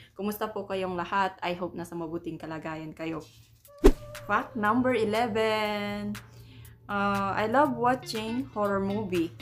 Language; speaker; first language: Filipino; non-native, local second language; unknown